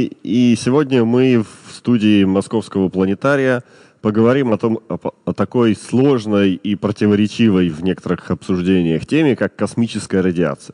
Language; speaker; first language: Russian; native; Russian